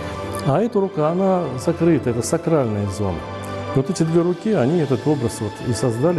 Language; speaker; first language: Russian; native; Russian